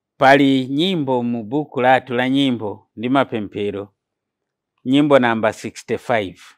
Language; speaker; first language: Nyanja; non-native, fluent; Nyankole